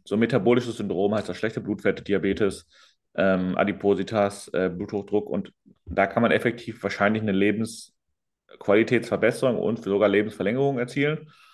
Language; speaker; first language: German; native; German